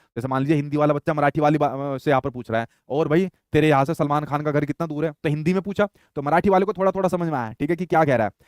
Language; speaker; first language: Hindi; native; Hindi